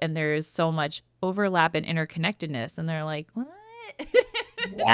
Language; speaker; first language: English; native; English